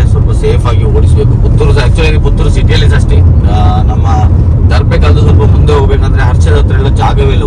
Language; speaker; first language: Kannada; non-native, local second language; Tulu